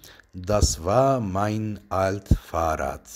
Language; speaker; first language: German; non-native, fluent; Turkish